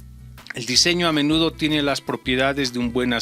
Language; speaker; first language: Spanish; native; Spanish